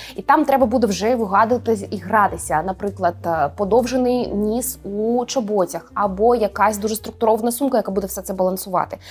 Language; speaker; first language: Ukrainian; non-native, local second language; Russian